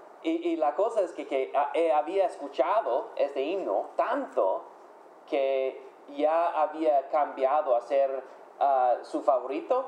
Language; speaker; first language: Spanish; non-native, fluent; English